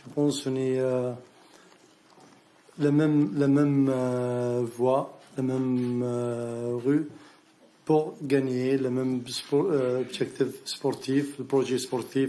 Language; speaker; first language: French; non-native, learner; Arabic